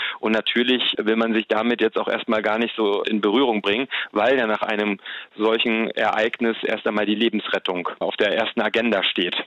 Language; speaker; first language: German; native; German